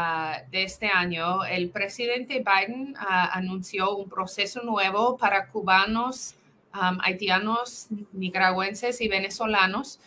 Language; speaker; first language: Spanish; non-native, fluent; English